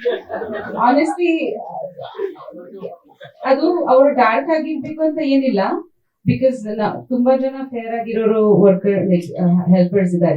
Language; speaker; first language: Kannada; non-native, fluent; Bangla